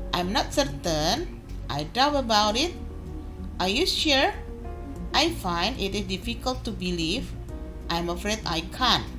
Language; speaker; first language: English; non-native, fluent; Indonesian